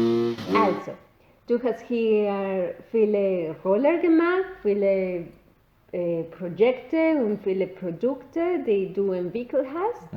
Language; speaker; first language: German; non-native, learner; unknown